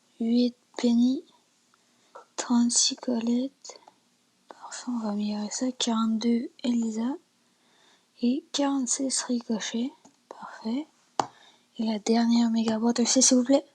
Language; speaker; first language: French; native; French